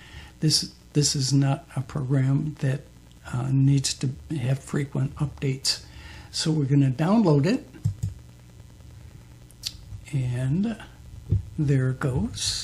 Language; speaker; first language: English; native; English